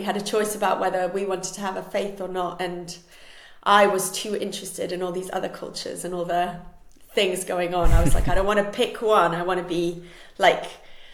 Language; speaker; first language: English; non-native, fluent; Spanish